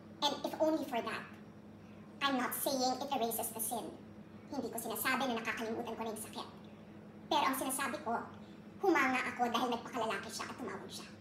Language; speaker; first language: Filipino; native; Filipino